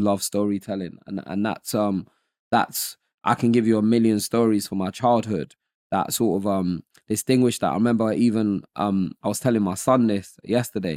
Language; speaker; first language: English; non-native, local second language; Yoruba